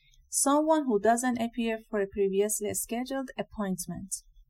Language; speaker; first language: English; non-native, fluent; Persian